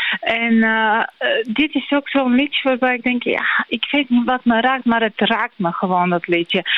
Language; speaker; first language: Dutch; non-native, fluent; Bulgarian